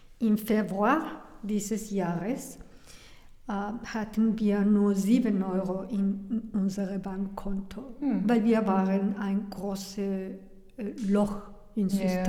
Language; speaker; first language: German; non-native, learner; Spanish